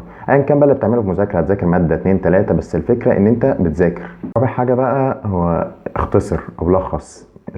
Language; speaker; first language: Arabic; native; Arabic